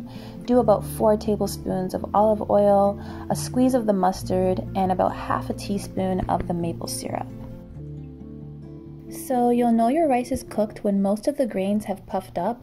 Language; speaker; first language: English; native; English